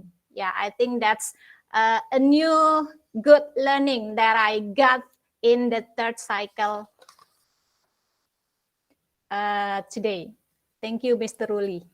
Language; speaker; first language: English; non-native, learner; Indonesian